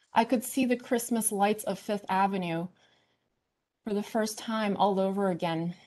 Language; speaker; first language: English; early bilingual, other home language; Chinese